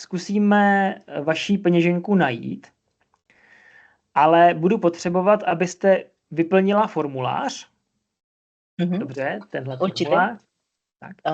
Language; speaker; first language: Czech; non-native, fluent; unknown